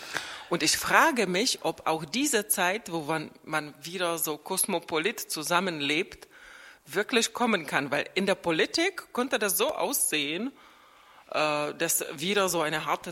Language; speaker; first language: German; non-native, fluent; Czech